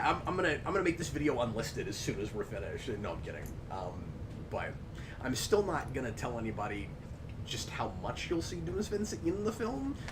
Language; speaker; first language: English; native; English